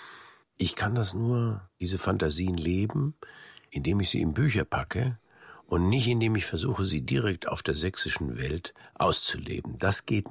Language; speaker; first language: German; native; German